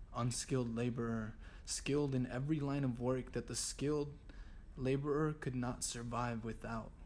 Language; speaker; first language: English; early bilingual, other home language; Spanish